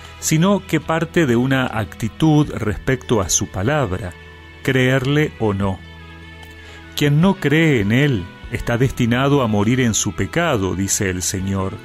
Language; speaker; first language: Spanish; native; Spanish